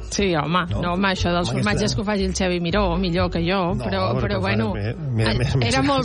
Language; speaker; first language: Catalan; native; Catalan